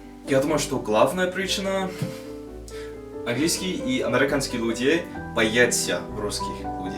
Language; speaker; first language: Russian; non-native, learner; English